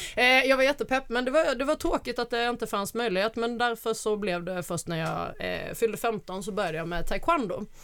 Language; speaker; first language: Swedish; native; Swedish